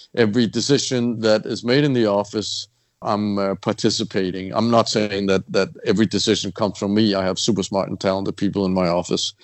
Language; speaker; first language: English; non-native, fluent; Danish